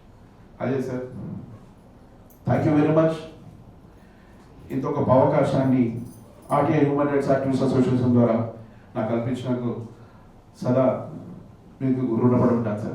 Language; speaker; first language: Telugu; native; Telugu